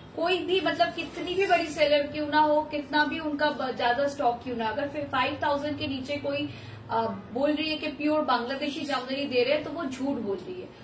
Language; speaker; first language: Hindi; non-native, local second language; Bangla